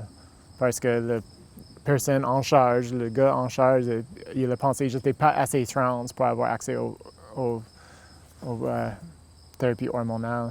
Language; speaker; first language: French; non-native, local second language; English